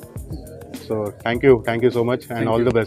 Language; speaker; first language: Hindi; non-native, local second language; Marathi